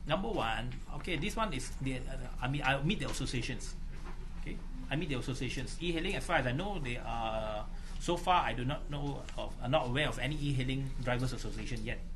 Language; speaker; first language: English; non-native, local second language; Malay